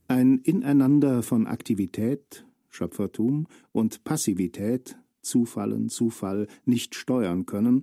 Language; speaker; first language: German; native; German